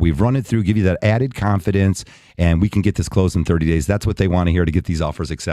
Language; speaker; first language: English; native; English